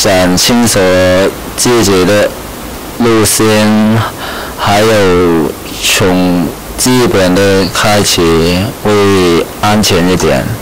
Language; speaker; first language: Chinese; non-native, local second language; Cantonese